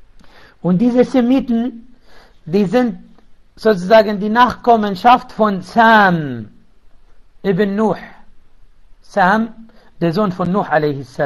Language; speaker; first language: German; non-native, local second language; Arabic